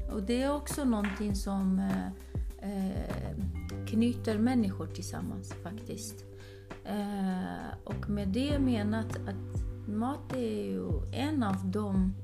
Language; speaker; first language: Swedish; early bilingual, other home language; Kurdish